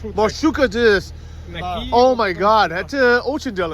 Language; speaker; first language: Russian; non-native, learner; English